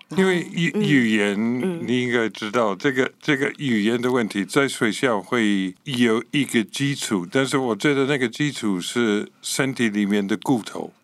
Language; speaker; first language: Chinese; non-native, fluent; English